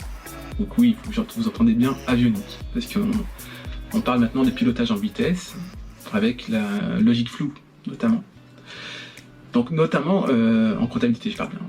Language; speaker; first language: French; native; French